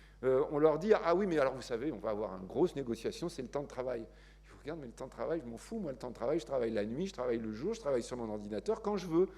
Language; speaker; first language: French; native; French